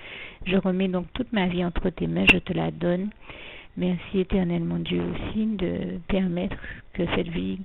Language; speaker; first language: French; native; French